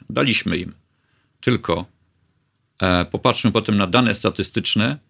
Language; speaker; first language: Polish; native; Polish